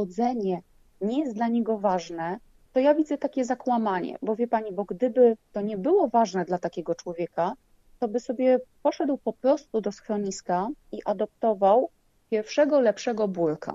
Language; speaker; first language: Polish; native; Polish